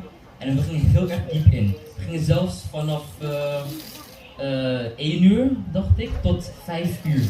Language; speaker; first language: Dutch; early bilingual, other home language; Indonesian